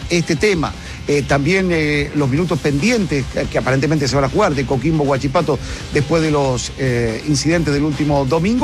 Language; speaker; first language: Spanish; native; Spanish